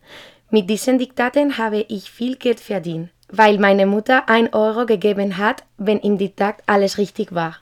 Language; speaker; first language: German; non-native, fluent; Spanish